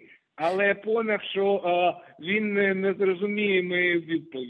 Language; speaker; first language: Ukrainian; non-native, local second language; Russian